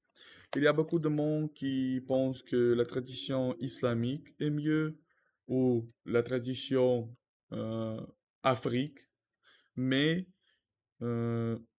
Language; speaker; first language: French; non-native, learner; Russian